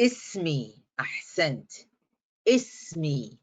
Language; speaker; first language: Arabic; non-native, fluent; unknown